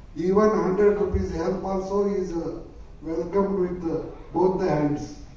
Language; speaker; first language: English; non-native, local second language; Kannada